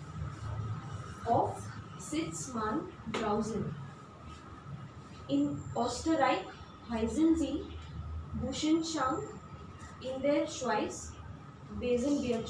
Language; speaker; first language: German; non-native, learner; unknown